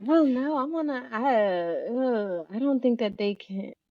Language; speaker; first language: English; native; English